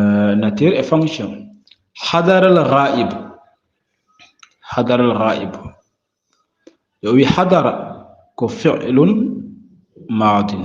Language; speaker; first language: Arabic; non-native, fluent; Fula